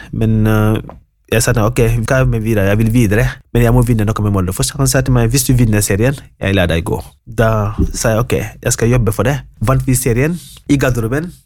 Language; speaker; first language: Norwegian; non-native, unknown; Wolof